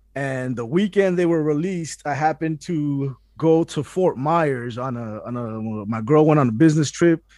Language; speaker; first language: English; early bilingual, other home language; Spanish